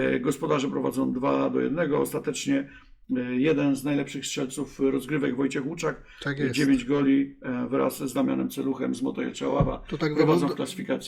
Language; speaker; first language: Polish; native; Polish